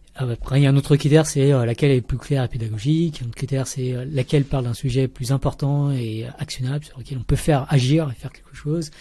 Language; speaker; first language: French; early bilingual, other home language; Vietnamese